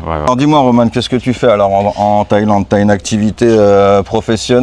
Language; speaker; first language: French; native; French